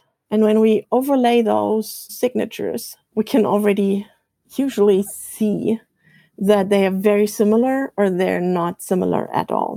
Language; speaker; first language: English; non-native, fluent; German